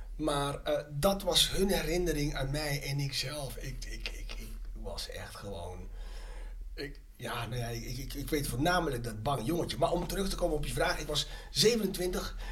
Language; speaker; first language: Dutch; native; Dutch